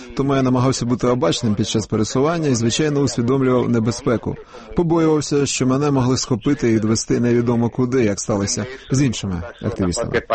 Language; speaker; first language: Ukrainian; non-native, fluent; Italian